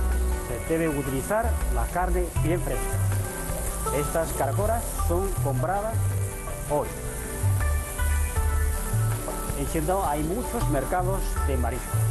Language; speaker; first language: Spanish; non-native, fluent; Chinese